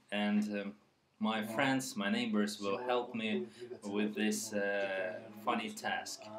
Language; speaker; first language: English; non-native, fluent; Russian